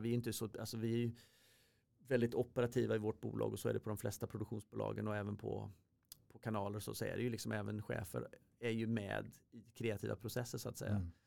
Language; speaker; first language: Swedish; native; Swedish